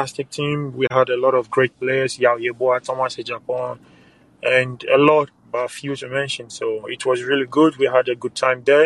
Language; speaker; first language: English; non-native, local second language; Ga